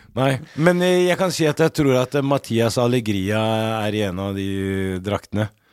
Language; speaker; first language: Norwegian; early bilingual, other home language; Arabic